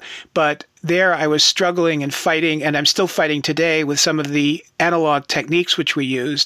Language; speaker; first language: English; native; English